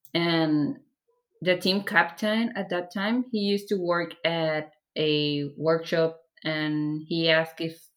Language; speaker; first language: English; non-native, fluent; Persian